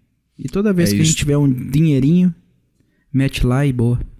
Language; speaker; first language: Portuguese; native; Portuguese